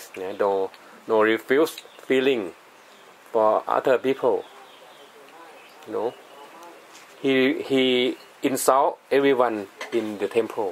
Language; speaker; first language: English; non-native, learner; Thai